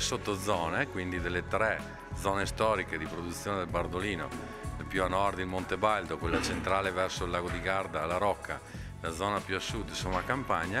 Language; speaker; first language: Italian; native; Italian